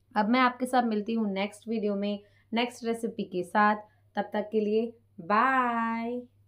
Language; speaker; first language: Hindi; non-native, local second language; Punjabi